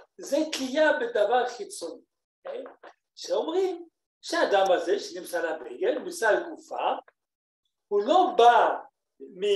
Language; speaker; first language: Hebrew; non-native, fluent; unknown